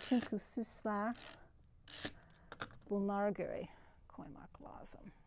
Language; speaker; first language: Turkish; non-native, fluent; English